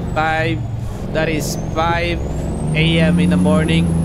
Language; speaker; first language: English; non-native, local second language; Filipino